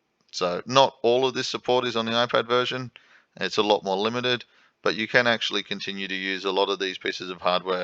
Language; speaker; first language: English; native; English